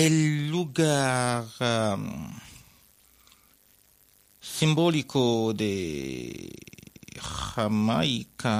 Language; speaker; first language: Spanish; non-native, fluent; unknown